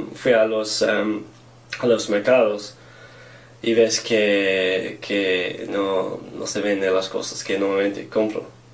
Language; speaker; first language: Spanish; non-native, learner; English